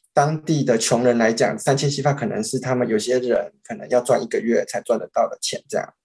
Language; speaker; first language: Chinese; native; Chinese